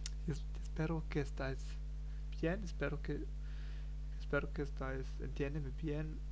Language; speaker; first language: Spanish; non-native, learner; German